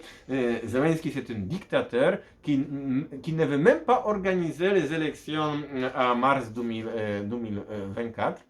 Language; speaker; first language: French; non-native, fluent; Polish